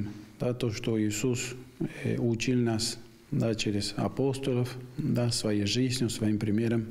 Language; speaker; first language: Russian; non-native, fluent; Spanish